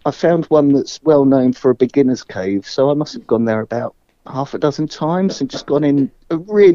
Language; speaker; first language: English; native; English